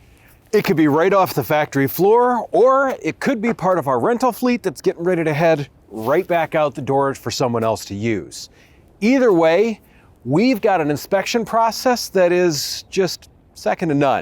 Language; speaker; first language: English; native; English